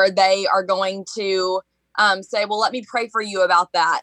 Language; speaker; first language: English; native; English